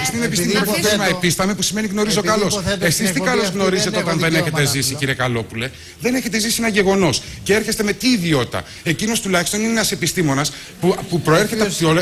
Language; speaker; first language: Greek; native; Greek